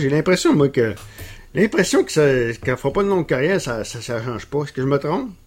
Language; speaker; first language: French; native; French